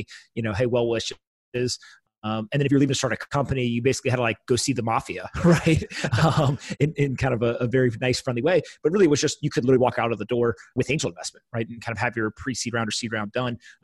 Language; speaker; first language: English; native; English